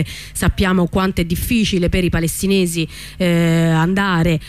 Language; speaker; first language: Italian; native; Italian